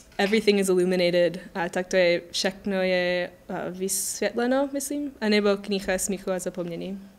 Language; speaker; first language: Czech; non-native, learner; English